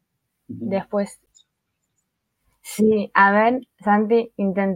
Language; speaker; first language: Spanish; early bilingual, other home language; Chinese